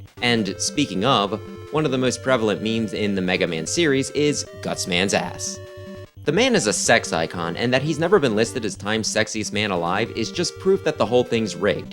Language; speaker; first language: English; native; English